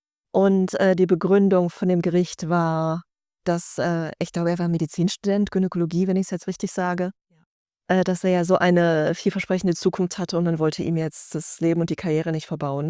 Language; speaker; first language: German; native; German